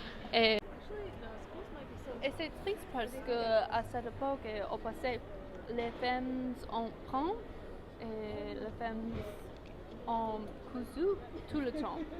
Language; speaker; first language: French; non-native, learner; English